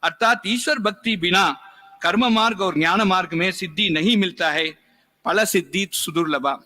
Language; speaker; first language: Hindi; non-native, local second language; Tamil